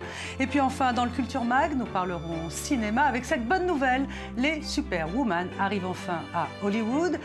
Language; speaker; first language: French; native; French